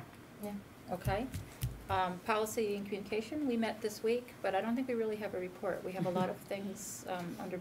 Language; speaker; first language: English; native; English